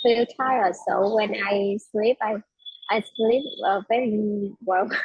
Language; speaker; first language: English; non-native, learner; Vietnamese